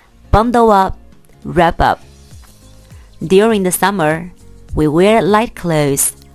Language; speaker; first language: English; non-native, fluent; Chinese